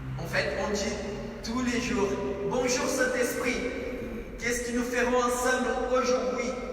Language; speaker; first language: French; non-native, fluent; Portuguese